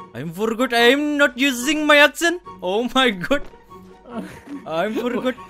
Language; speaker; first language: English; non-native, learner; Indonesian